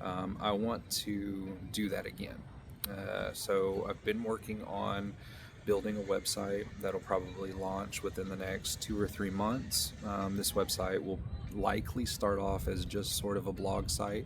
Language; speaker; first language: English; native; English